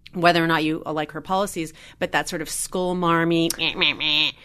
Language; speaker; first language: English; native; English